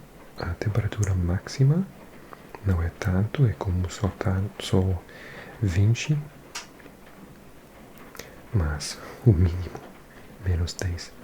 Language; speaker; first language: Portuguese; non-native, learner; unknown